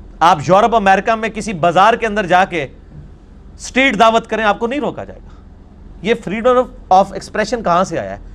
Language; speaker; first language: Urdu; non-native, local second language; Punjabi